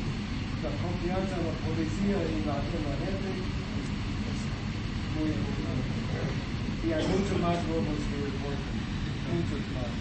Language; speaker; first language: Spanish; non-native, learner; English